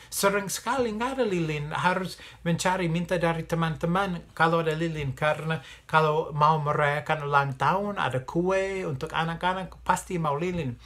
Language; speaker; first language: Indonesian; non-native, fluent; English